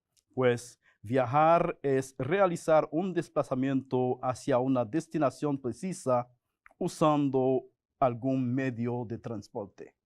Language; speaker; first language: Spanish; non-native, fluent; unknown